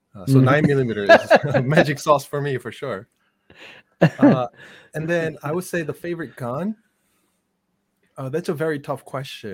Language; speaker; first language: English; non-native, fluent; Korean